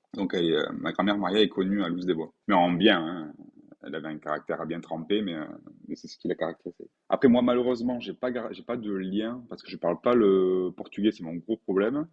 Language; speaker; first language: French; native; French